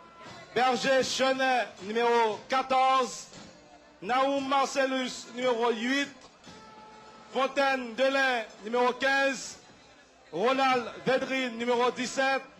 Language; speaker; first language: French; non-native, local second language; Haitian Creole